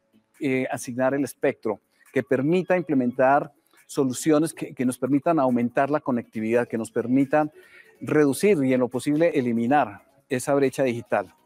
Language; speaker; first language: Spanish; native; Spanish